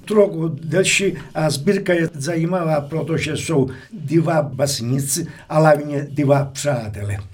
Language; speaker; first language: Czech; non-native, fluent; Italian